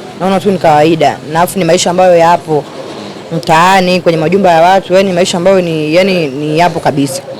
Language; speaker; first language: Swahili; native; Swahili